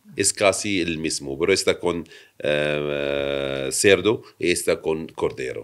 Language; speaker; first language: Spanish; non-native, learner; Arabic